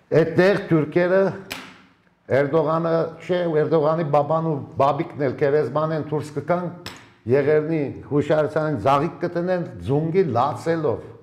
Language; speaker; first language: Armenian; early bilingual, heritage; Armenian